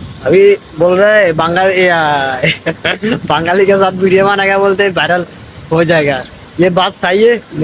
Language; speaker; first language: Hindi; non-native, learner; Bangla